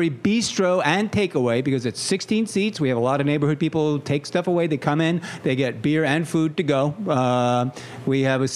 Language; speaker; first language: English; native; English